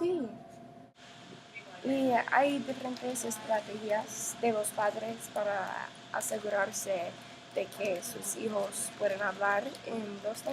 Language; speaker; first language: Spanish; non-native, learner; English